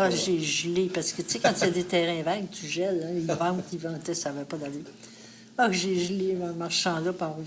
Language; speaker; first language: French; native; French